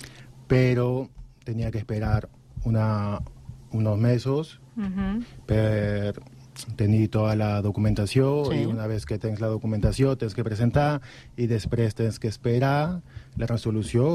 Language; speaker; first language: Catalan; non-native, learner; Spanish